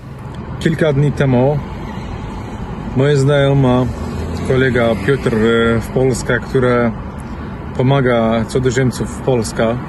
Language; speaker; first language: Polish; non-native, learner; Central Kurdish